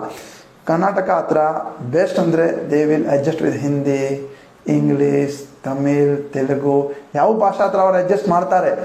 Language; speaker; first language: Kannada; non-native, local second language; Gujarati